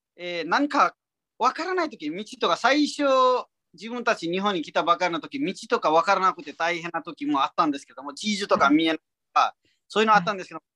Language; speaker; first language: Japanese; non-native, fluent; Nepali